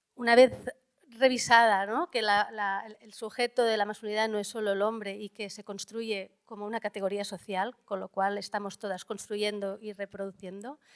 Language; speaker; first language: Spanish; non-native, local second language; Catalan